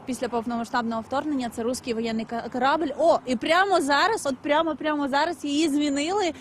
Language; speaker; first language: Ukrainian; native; Ukrainian